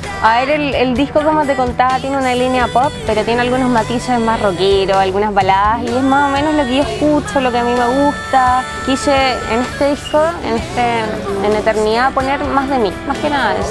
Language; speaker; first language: Spanish; native; Spanish